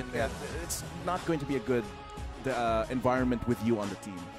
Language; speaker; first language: English; non-native, local second language; Filipino